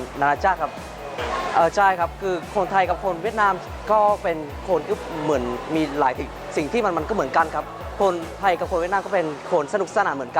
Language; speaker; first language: Thai; non-native, fluent; Vietnamese